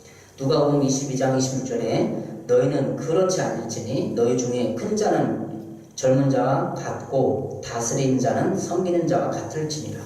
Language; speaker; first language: Korean; native; Korean